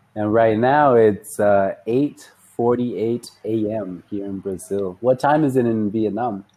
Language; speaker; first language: English; native; English